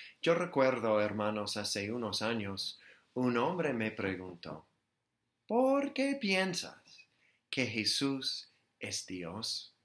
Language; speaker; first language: Spanish; non-native, fluent; English